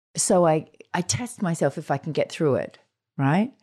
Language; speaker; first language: English; native; English